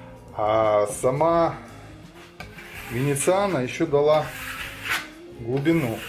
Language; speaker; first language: Russian; native; Russian